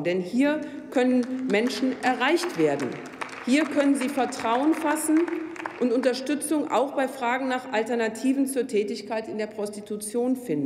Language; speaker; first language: German; native; German